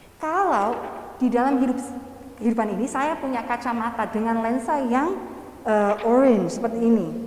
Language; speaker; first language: Indonesian; non-native, fluent; English